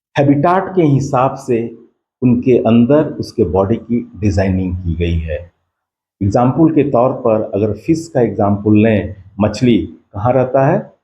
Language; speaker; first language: Hindi; native; Hindi